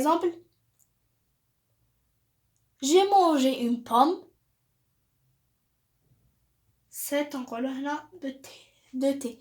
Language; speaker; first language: French; non-native, local second language; Arabic